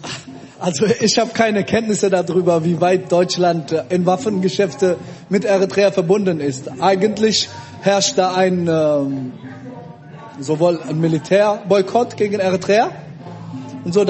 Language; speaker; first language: German; early bilingual, other home language; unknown